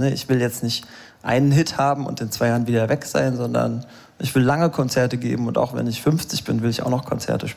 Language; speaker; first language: German; native; German